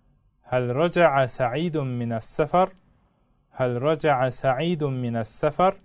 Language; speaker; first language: Arabic; non-native, fluent; Uzbek